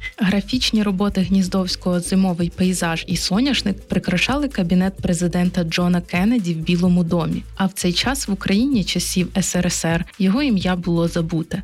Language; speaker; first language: Ukrainian; native; Ukrainian